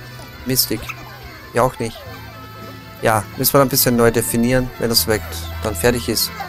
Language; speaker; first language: German; native; German